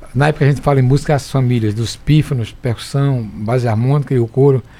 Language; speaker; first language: Portuguese; native; Portuguese